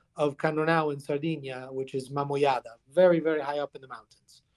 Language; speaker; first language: English; early bilingual, other home language; Italian